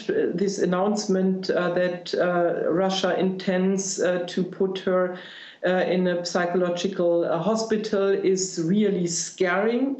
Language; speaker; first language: English; non-native, fluent; German